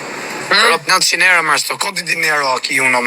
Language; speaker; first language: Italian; non-native, learner; Albanian